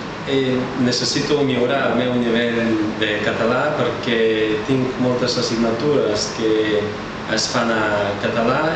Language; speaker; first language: Catalan; non-native, fluent; Bulgarian